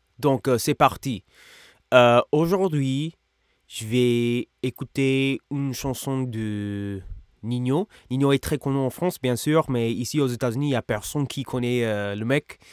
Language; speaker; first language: French; non-native, learner; English